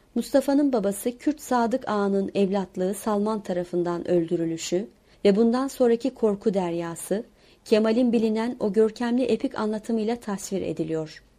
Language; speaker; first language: Turkish; non-native, local second language; Kurdish